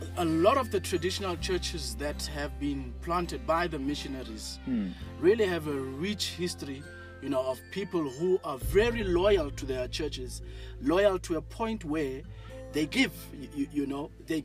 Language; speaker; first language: English; non-native, local second language; Xhosa